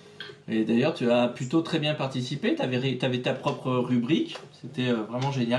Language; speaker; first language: French; native; French